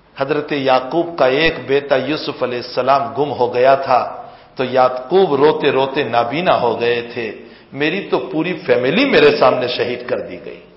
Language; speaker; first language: Urdu; non-native, local second language; Gujarati